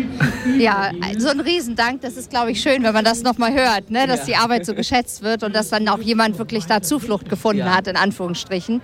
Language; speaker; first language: German; native; German